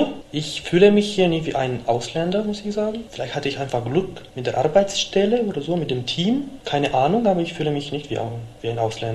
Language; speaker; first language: German; non-native, fluent; Romanian